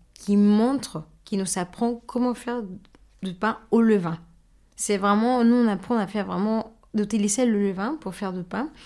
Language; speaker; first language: French; non-native, fluent; Spanish